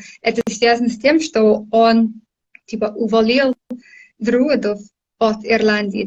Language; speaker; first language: Russian; non-native, fluent; English